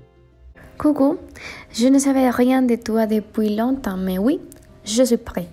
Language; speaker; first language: French; non-native, learner; Spanish